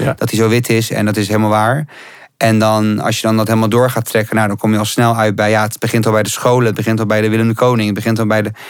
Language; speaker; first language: Dutch; native; Dutch